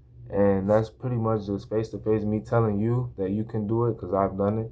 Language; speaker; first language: English; native; English